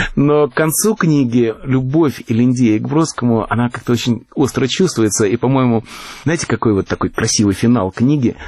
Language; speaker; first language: Russian; native; Russian